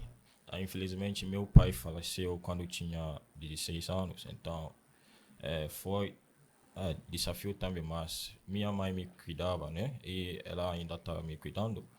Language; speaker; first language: Portuguese; non-native, learner; Akan